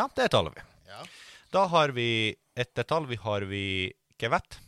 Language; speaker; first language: Norwegian; non-native, fluent; Finnish